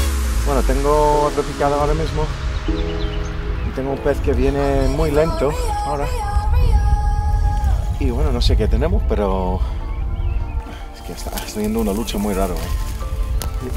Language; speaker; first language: Spanish; non-native, fluent; English